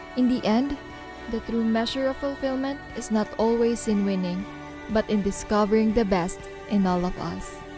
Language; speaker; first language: English; non-native, local second language; Pampanga